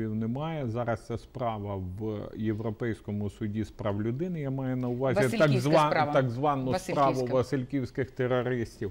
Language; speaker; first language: Ukrainian; native; Ukrainian